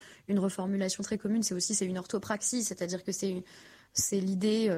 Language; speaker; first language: French; native; French